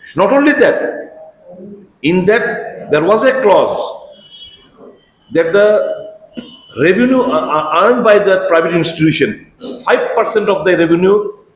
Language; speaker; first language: English; non-native, local second language; Bangla